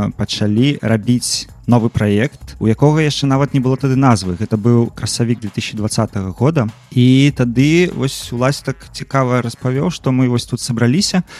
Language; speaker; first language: Belarusian; native; Belarusian